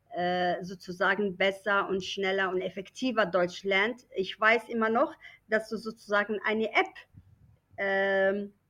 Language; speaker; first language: German; native; German